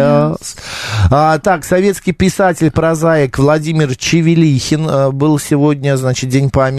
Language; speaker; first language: Russian; native; Russian